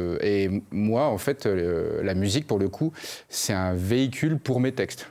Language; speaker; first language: French; early bilingual, other home language; Khmer